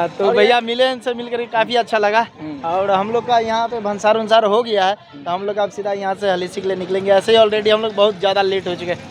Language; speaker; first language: Hindi; non-native, local second language; Maithili